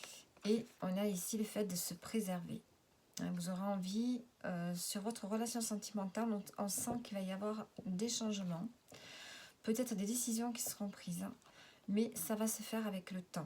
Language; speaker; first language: French; native; French